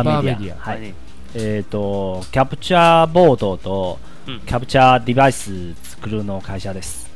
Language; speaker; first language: Japanese; non-native, learner; Chinese